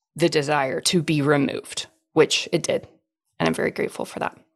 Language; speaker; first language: English; native; English